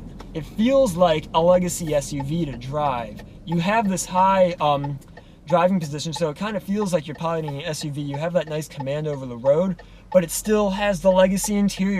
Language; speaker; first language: English; native; English